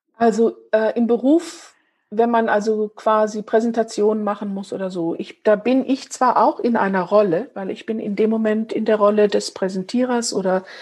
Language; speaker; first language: German; native; German